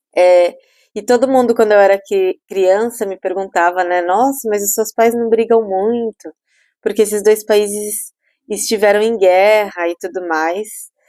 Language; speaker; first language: Portuguese; native; Portuguese